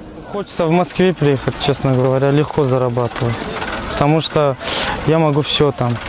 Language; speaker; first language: Russian; non-native, learner; Tajik